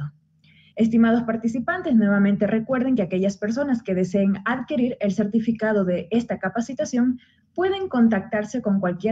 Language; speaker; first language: Spanish; native; Spanish